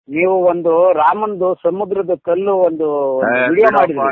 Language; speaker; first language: Kannada; native; Kannada